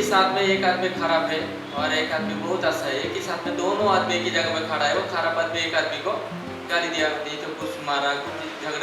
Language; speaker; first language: Hindi; non-native, local second language; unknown